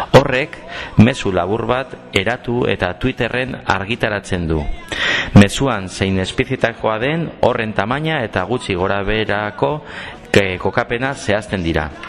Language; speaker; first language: Basque; non-native, local second language; Spanish